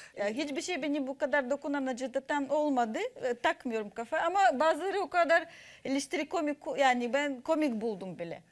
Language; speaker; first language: Turkish; non-native, fluent; Russian